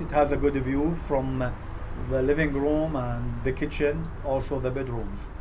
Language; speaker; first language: English; non-native, fluent; Arabic